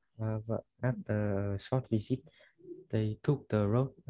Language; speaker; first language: English; non-native, learner; Vietnamese